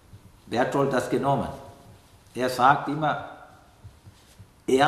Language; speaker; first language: German; non-native, fluent; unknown